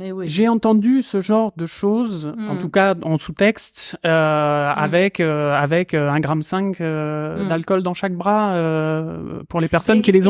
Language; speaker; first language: French; native; French